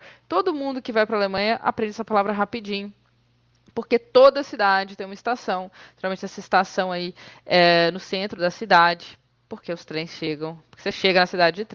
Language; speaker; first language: Portuguese; native; Portuguese